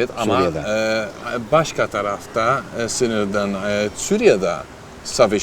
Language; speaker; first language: Turkish; non-native, learner; Dutch